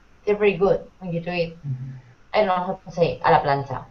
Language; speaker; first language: English; non-native, fluent; Spanish